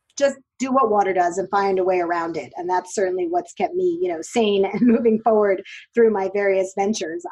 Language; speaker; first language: English; native; English